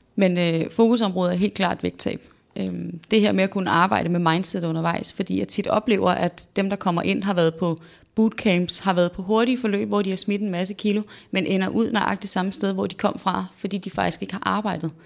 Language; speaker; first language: Danish; native; Danish